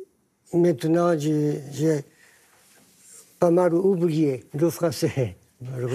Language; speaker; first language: French; non-native, fluent; Japanese